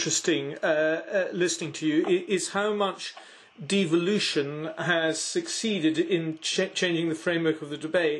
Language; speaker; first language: English; native; English